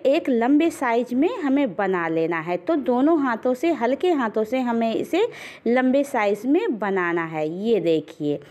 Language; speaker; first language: Hindi; native; Hindi